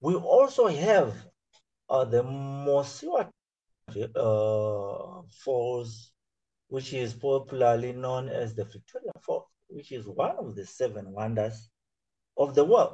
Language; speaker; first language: English; non-native, local second language; Shona